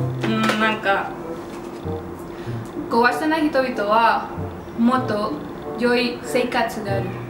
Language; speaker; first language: Japanese; non-native, learner; Spanish